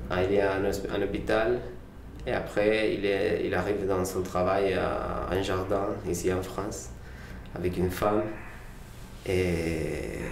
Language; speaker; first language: French; non-native, learner; Spanish